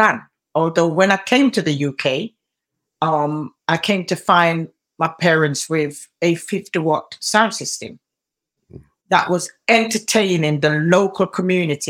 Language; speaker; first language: English; native; English